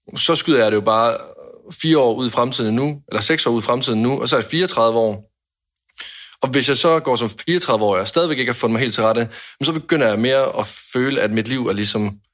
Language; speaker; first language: Danish; native; Danish